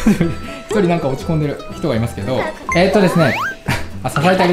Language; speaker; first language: Japanese; native; Japanese